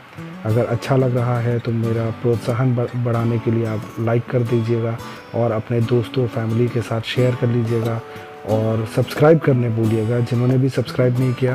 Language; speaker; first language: Hindi; native; Hindi